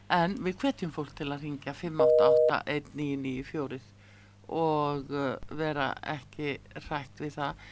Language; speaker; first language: Icelandic; native; Icelandic